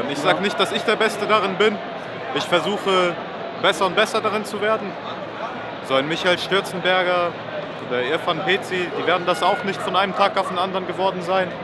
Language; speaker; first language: German; native; German